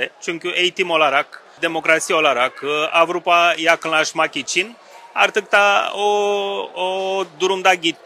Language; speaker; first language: Turkish; non-native, learner; Romanian